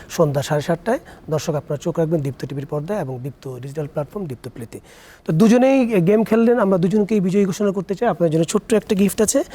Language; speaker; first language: Bangla; native; Bangla